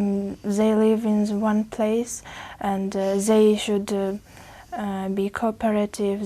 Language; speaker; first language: English; non-native, learner; Uzbek